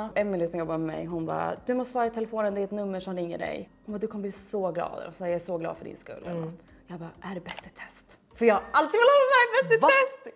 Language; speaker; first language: Swedish; native; Swedish